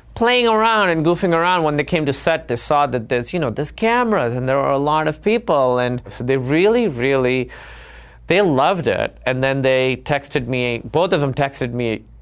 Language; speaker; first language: English; non-native, local second language; Urdu